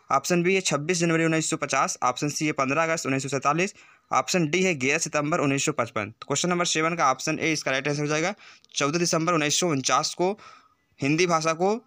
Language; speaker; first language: Hindi; native; Hindi